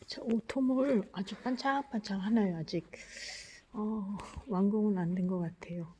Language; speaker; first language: Korean; native; Korean